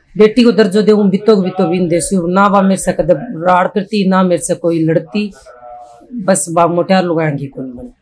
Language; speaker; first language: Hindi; non-native, local second language; Rajasthani